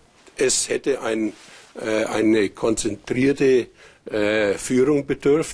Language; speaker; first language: German; native; German